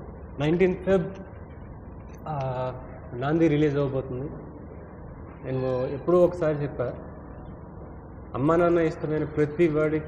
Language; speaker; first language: Telugu; native; Telugu